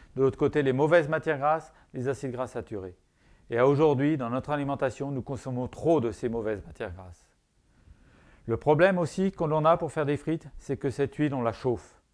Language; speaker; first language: French; native; French